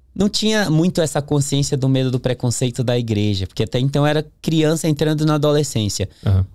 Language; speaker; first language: Portuguese; native; Portuguese